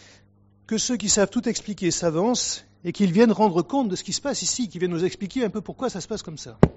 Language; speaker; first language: French; native; French